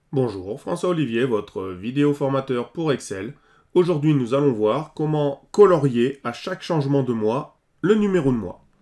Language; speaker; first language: French; native; French